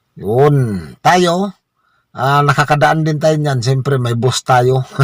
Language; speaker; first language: Filipino; non-native, local second language; Cebuano